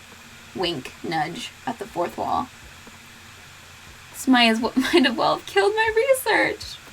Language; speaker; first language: English; native; English